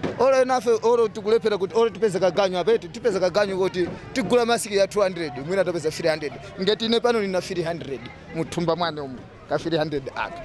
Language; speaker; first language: Nyanja; non-native, local second language; Tumbuka